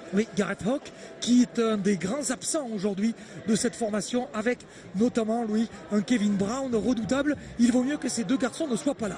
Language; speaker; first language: French; native; French